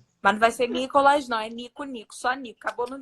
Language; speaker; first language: Portuguese; native; Portuguese